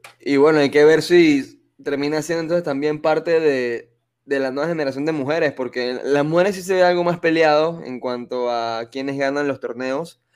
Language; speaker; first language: Spanish; native; Spanish